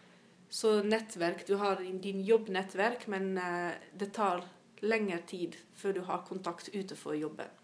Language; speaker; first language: Norwegian; non-native, fluent; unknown